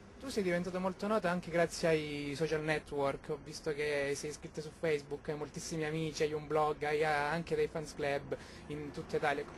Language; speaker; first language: Italian; native; Italian